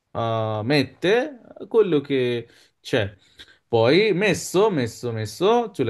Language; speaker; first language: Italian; non-native, fluent; Bangla